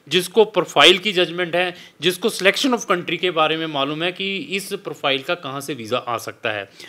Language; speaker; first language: Hindi; non-native, local second language; Punjabi